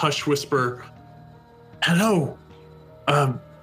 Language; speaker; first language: English; native; English